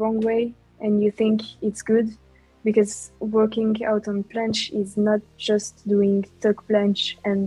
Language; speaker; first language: English; non-native, fluent; French